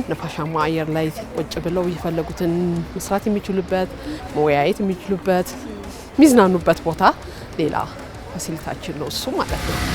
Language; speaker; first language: Amharic; native; Amharic